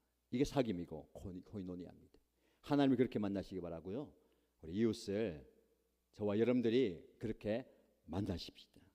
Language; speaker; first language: Korean; native; Korean